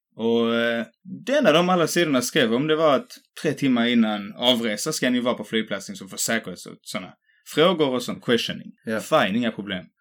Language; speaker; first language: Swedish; native; Swedish